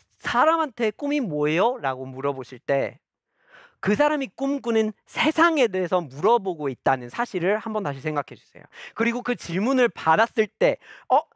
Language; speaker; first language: Korean; non-native, fluent; English